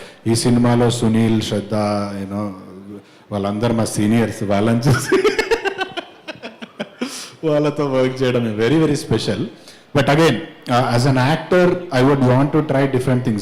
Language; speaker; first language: Telugu; native; Telugu